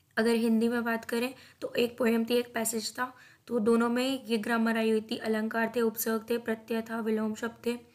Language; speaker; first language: Hindi; native; Hindi